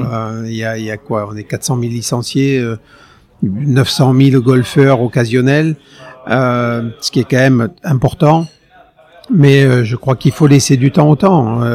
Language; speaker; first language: French; native; French